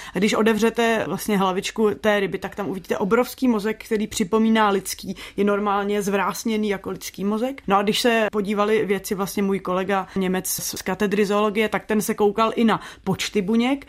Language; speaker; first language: Czech; native; Czech